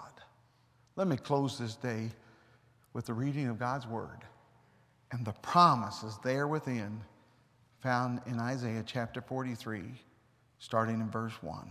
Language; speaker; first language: English; native; English